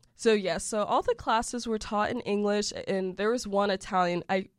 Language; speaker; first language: English; native; English